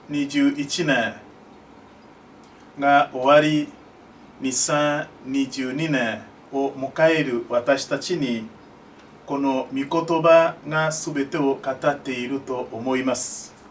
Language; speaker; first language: Japanese; non-native, fluent; French